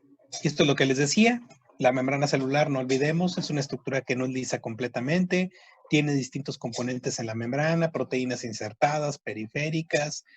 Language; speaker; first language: Spanish; native; Spanish